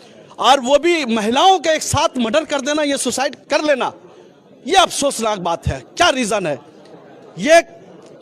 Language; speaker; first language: Hindi; native; Hindi